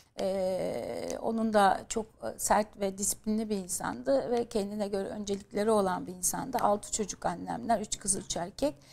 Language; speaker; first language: Turkish; native; Turkish